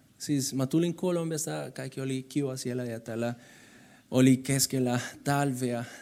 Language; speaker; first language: Finnish; non-native, fluent; Spanish